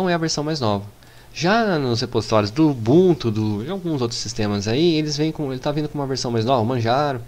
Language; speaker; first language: Portuguese; native; Portuguese